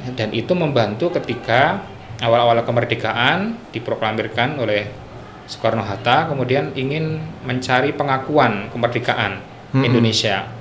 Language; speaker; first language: Indonesian; native; Indonesian